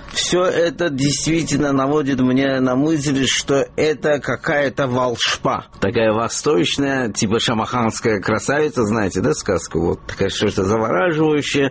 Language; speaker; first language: Russian; non-native, local second language; Azerbaijani